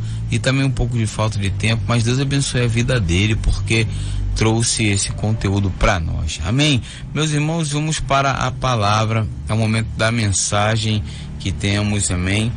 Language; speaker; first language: Portuguese; native; Portuguese